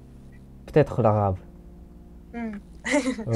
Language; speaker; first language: French; non-native, learner; Japanese